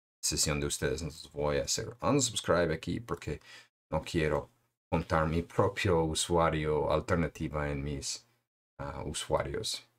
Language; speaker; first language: Spanish; non-native, fluent; English